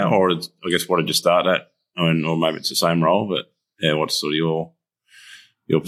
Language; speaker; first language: English; native; English